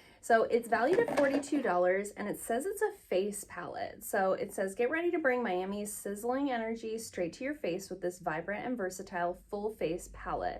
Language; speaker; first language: English; native; English